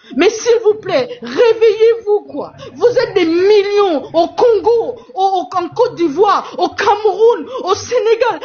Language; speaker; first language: French; non-native, fluent; Portuguese